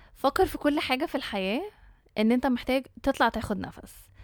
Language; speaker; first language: Arabic; early bilingual, heritage; Arabic